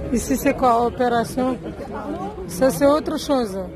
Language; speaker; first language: French; non-native, learner; Romanian